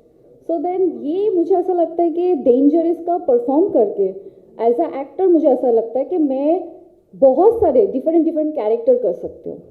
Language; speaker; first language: Hindi; non-native, local second language; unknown